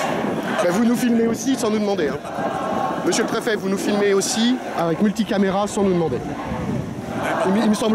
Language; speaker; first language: French; native; French